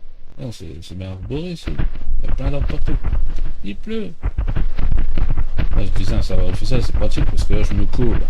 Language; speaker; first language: French; native; French